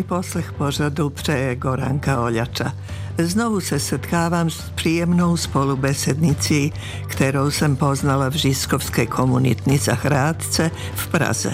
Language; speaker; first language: Czech; non-native, fluent; Serbian